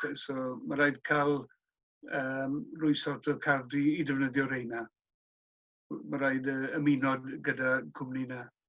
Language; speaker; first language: Welsh; non-native, local second language; English